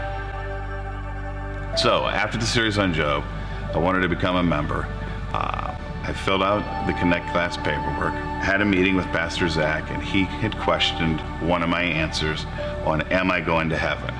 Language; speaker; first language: English; native; English